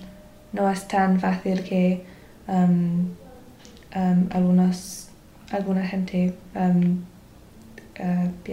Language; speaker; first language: Spanish; non-native, learner; English